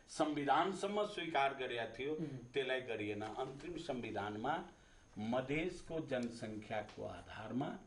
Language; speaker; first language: Nepali; non-native, local second language; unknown